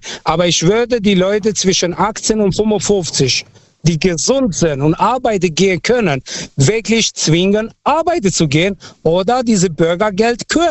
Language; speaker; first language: German; non-native, fluent; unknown